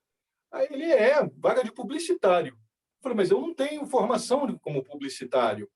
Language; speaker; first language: Portuguese; native; Portuguese